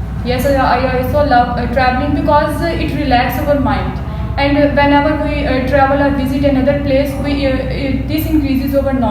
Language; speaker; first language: English; non-native, local second language; Urdu